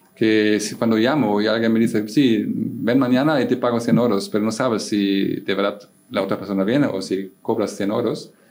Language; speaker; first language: Spanish; non-native, fluent; German